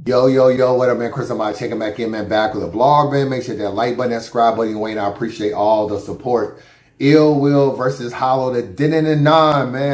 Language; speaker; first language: English; native; English